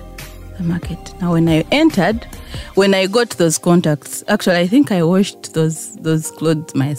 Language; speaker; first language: English; non-native, local second language; Ganda